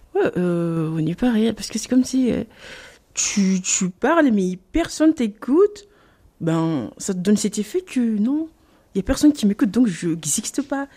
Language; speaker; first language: French; non-native, local second language; Comorian